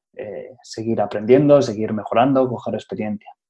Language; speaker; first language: Spanish; native; Spanish